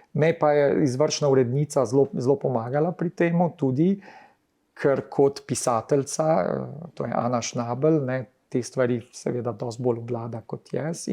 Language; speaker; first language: Slovenian; early bilingual, heritage; Slovenian